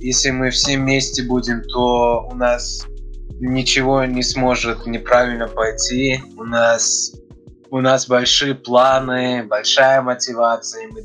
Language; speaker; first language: Russian; early bilingual, heritage; Russian